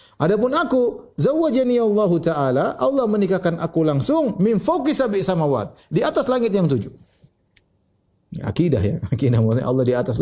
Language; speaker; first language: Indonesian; native; Indonesian